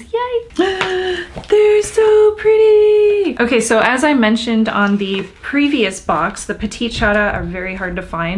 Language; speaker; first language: English; native; English